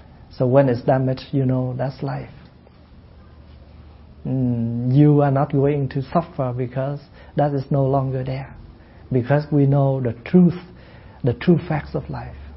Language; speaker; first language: English; non-native, fluent; Vietnamese